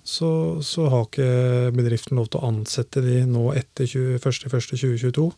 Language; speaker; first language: Norwegian; native; Norwegian